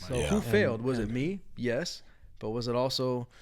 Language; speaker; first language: English; native; English